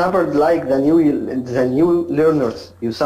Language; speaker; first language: English; non-native, learner; Arabic